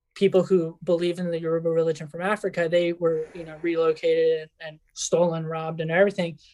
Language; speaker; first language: English; early bilingual, other home language; Spanish